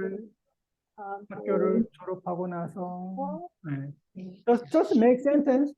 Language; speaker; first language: Korean; native; Korean